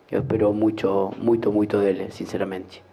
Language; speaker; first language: Portuguese; non-native, learner; Spanish